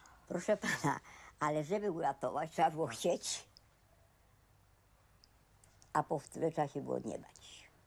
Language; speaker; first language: Polish; native; Polish